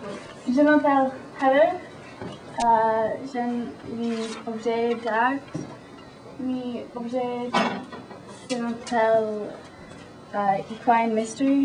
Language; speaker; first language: French; non-native, learner; English